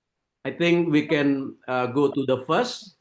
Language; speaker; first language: English; non-native, learner; Indonesian